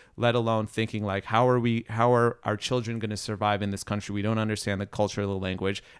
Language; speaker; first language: English; native; English